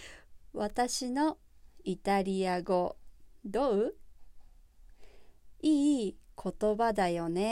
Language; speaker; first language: Japanese; native; Japanese